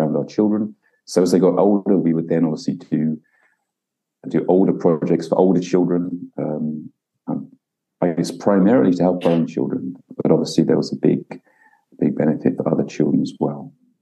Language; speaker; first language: English; native; English